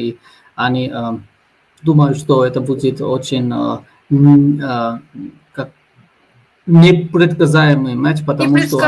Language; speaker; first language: Russian; non-native, fluent; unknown